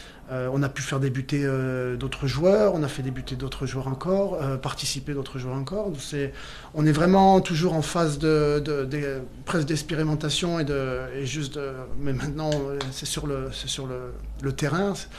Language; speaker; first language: French; native; French